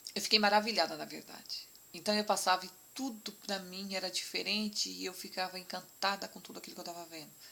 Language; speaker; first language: Portuguese; native; Portuguese